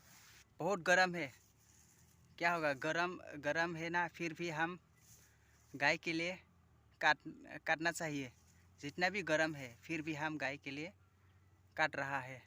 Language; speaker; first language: Hindi; non-native, local second language; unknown